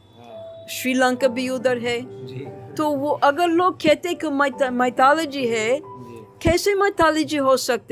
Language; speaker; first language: Hindi; non-native, learner; English